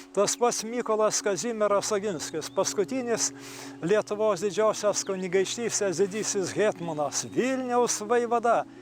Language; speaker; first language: Lithuanian; native; Lithuanian